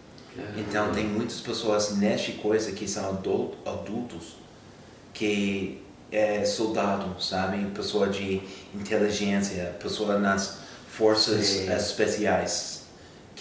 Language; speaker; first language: Portuguese; non-native, fluent; English